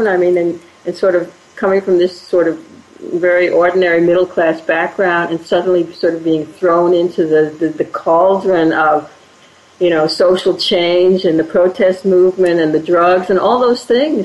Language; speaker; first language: English; native; English